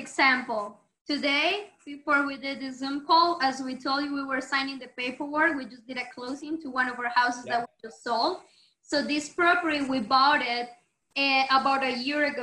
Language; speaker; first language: English; non-native, fluent; Spanish